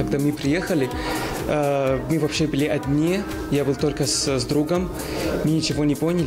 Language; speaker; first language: Russian; non-native, learner; Arabic